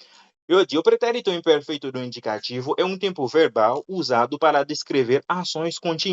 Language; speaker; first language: Portuguese; non-native, fluent; Haitian Creole